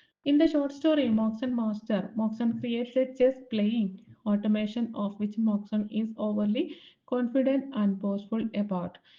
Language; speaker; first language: English; non-native, local second language; Malayalam